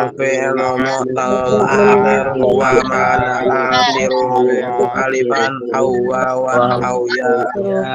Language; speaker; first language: Arabic; non-native, learner; Indonesian